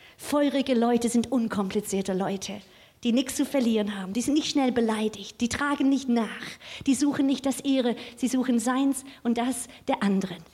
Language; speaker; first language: German; non-native, fluent; English